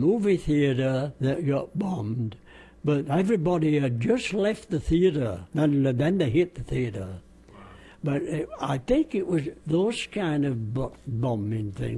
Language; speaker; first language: English; native; English